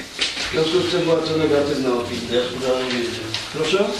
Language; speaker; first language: Polish; native; Polish